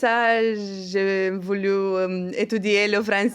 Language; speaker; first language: French; non-native, fluent; Romanian